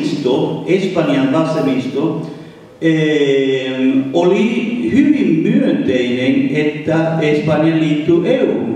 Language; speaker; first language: Finnish; non-native, fluent; Spanish